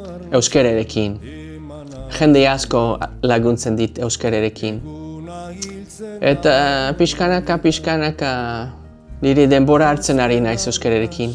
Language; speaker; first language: Basque; non-native, learner; English